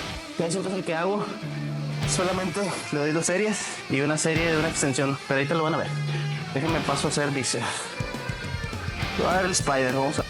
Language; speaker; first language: Spanish; native; Spanish